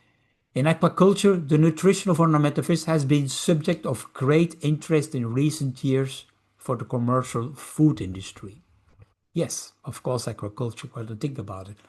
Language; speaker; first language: English; non-native, fluent; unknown